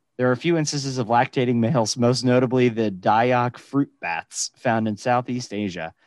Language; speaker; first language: English; native; English